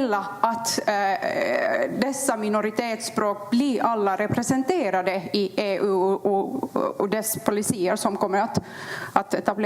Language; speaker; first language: Swedish; non-native, fluent; Kurdish